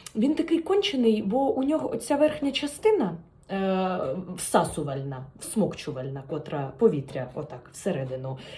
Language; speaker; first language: Ukrainian; non-native, local second language; Russian